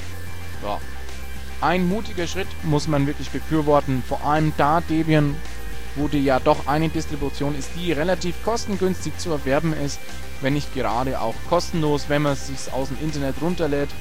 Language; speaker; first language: German; native; German